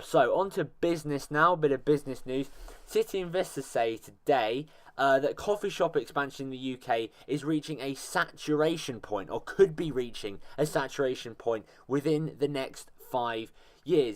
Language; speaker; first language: English; native; English